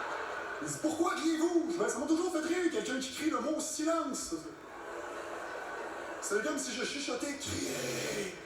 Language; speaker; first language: French; native; French